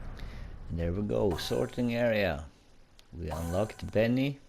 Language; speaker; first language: English; non-native, fluent; Swedish